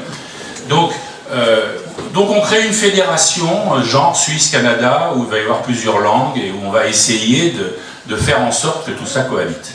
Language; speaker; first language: French; native; French